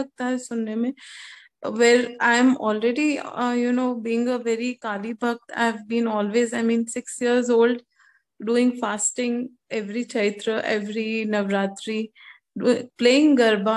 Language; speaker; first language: English; non-native, local second language; Hindi